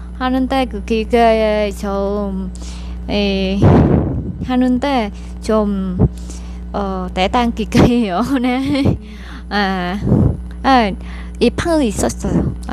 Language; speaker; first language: Korean; non-native, learner; Vietnamese